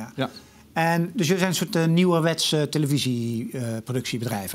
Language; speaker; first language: Dutch; native; Dutch